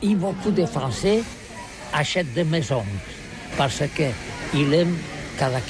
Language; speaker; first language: French; non-native, learner; Catalan